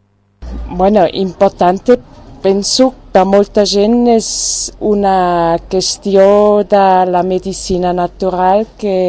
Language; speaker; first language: Catalan; non-native, fluent; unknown